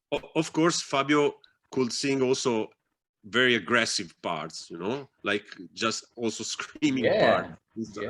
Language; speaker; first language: English; non-native, fluent; Italian